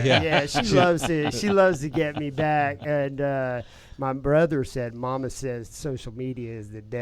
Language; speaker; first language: English; native; English